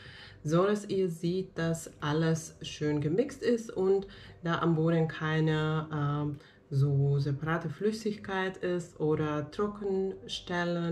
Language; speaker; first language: German; non-native, fluent; Finnish